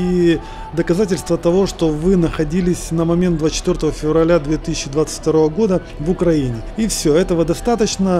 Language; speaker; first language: Russian; native; Russian